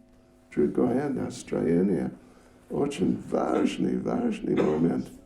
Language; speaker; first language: Russian; non-native, learner; English